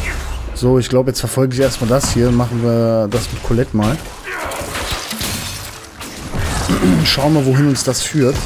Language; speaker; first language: German; native; German